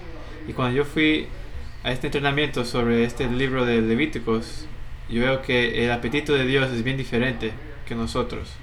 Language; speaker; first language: Spanish; non-native, fluent; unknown